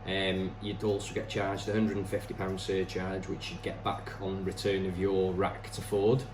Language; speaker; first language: English; native; English